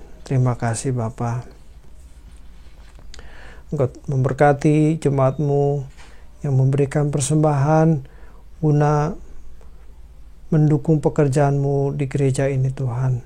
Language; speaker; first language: Indonesian; native; Indonesian